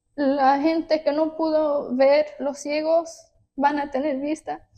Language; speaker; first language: Spanish; early bilingual, heritage; Spanish